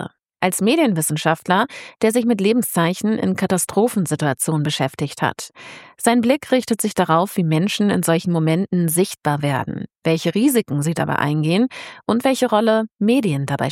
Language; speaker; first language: German; native; German